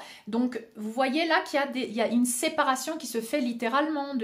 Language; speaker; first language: French; native; French